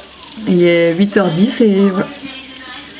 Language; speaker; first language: French; native; French